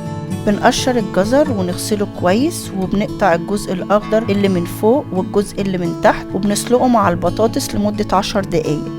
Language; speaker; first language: Arabic; native; Arabic